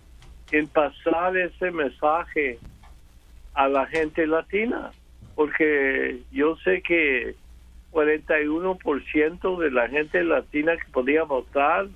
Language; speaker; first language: Spanish; early bilingual, other home language; English